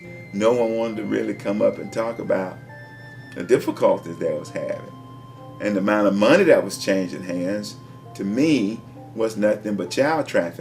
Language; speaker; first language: English; native; English